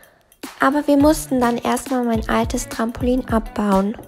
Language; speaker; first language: German; native; German